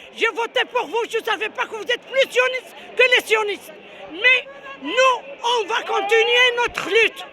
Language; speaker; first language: French; non-native, local second language; Arabic